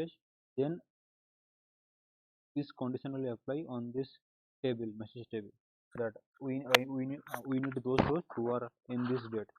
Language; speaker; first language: English; non-native, local second language; Hindi